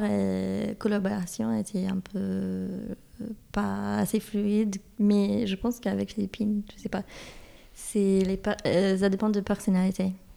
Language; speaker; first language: French; non-native, fluent; English